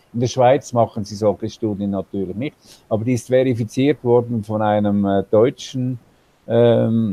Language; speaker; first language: German; native; German